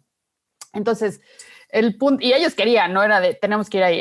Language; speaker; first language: Spanish; native; Spanish